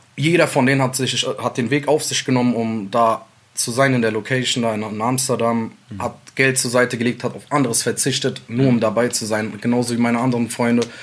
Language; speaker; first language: German; early bilingual, other home language; Central Kurdish